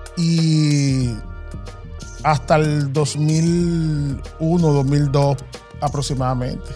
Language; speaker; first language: Spanish; native; Spanish